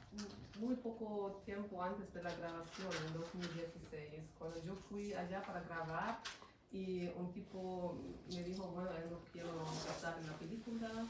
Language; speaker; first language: Spanish; non-native, fluent; German